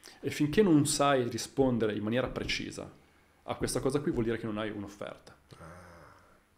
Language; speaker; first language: Italian; native; Italian